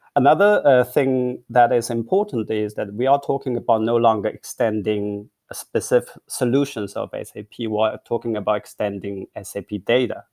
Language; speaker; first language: English; non-native, fluent; Chinese